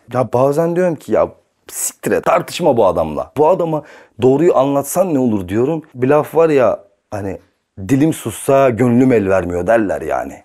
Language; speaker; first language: Turkish; native; Turkish